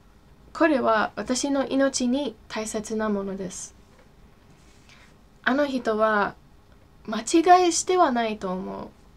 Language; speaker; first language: Japanese; non-native, fluent; English